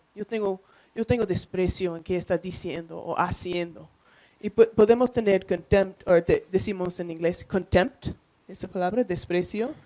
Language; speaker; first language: Spanish; non-native, learner; English